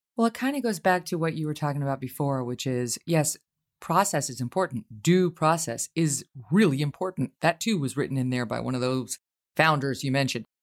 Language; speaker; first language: English; native; English